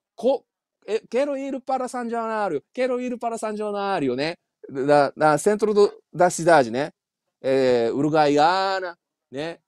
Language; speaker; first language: Portuguese; non-native, learner; Japanese